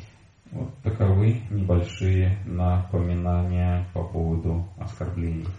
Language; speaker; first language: Russian; native; Russian